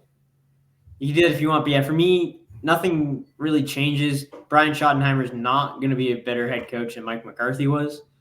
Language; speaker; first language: English; native; English